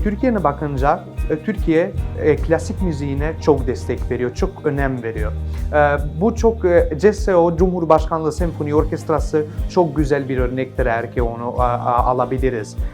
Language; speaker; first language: Turkish; non-native, learner; Albanian